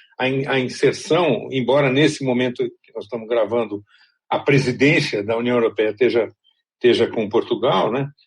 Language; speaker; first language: Portuguese; native; Portuguese